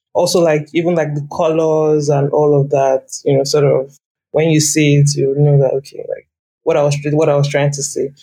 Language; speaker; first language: English; non-native, local second language; Yoruba